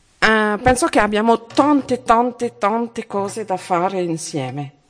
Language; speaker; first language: Italian; non-native, learner; French